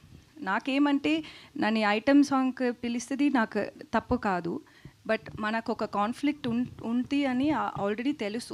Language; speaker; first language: Telugu; non-native, learner; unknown